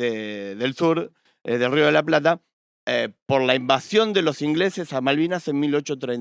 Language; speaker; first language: Spanish; native; Spanish